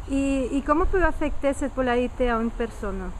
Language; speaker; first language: French; non-native, fluent; Spanish